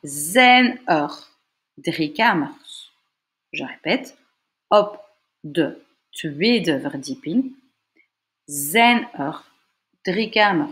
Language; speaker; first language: Dutch; non-native, fluent; French